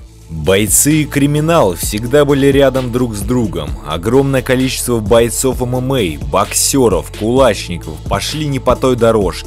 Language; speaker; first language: Russian; native; Russian